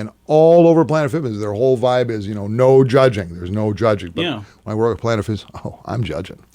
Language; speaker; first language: English; native; English